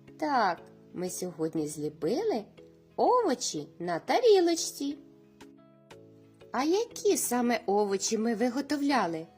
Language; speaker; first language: Ukrainian; native; Ukrainian